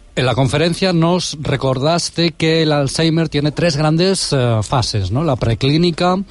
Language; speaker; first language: Spanish; non-native, local second language; Catalan